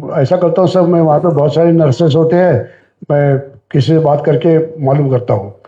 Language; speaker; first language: Hindi; non-native, local second language; Marathi